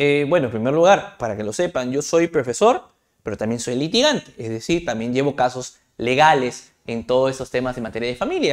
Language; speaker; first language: Spanish; native; Spanish